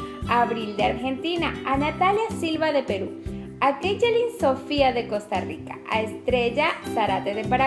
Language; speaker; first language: Spanish; native; Spanish